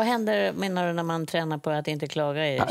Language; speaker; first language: Swedish; native; Swedish